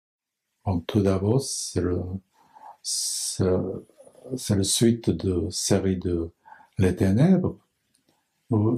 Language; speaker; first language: French; non-native, learner; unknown